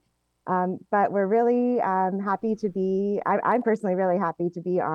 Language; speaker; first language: English; native; English